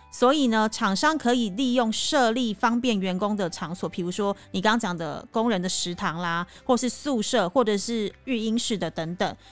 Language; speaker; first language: Chinese; native; Chinese